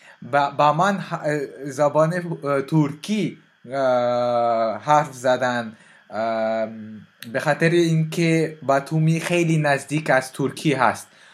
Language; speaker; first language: Persian; non-native, learner; French